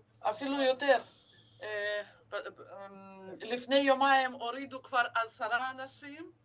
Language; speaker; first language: Hebrew; non-native, fluent; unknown